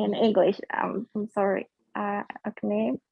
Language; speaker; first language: English; non-native, fluent; Spanish